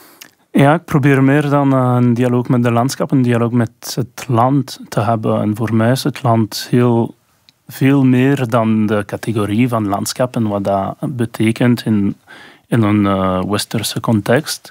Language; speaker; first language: Dutch; non-native, local second language; French